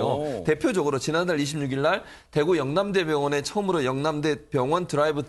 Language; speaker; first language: Korean; native; Korean